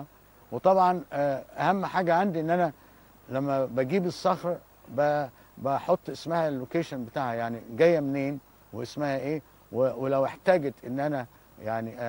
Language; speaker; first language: Arabic; native; Arabic